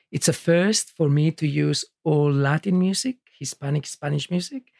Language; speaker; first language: English; early bilingual, other home language; Catalan